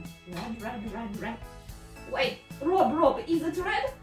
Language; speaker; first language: English; non-native, fluent; Russian